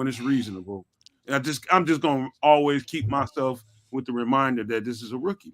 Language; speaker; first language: English; native; English